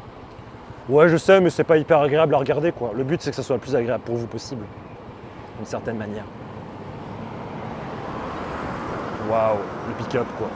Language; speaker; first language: French; native; French